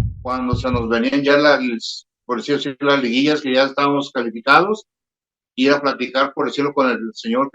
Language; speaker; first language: Spanish; native; Spanish